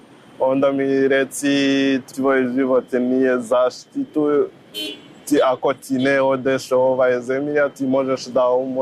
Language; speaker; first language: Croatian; non-native, learner; Rundi